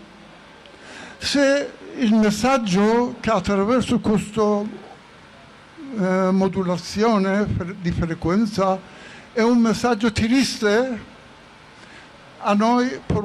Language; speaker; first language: Italian; non-native, fluent; Persian